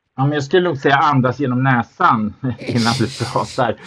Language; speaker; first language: Swedish; early bilingual, other home language; German